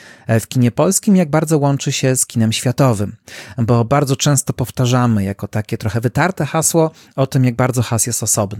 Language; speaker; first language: Polish; native; Polish